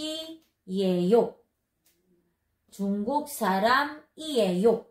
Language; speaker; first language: Korean; non-native, fluent; Filipino